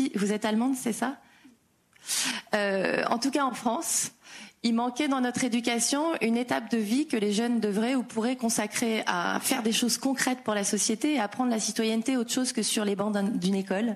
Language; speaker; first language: French; native; French